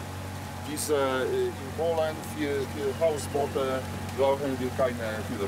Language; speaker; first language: German; non-native, learner; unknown